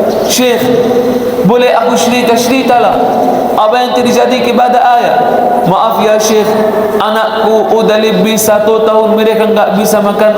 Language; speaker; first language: Indonesian; non-native, fluent; Arabic